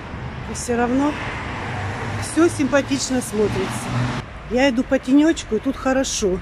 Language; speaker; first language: Russian; native; Russian